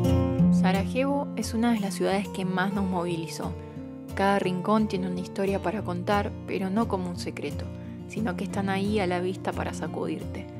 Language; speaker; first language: Spanish; native; Spanish